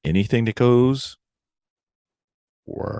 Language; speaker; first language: English; native; English